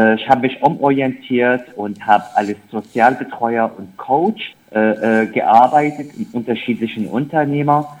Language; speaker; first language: German; non-native, fluent; Arabic